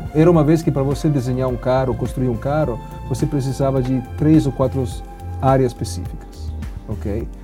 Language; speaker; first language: Portuguese; non-native, fluent; Italian